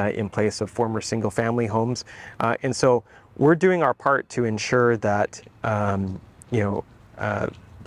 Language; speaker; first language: English; native; English